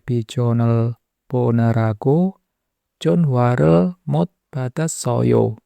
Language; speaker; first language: Korean; non-native, fluent; Indonesian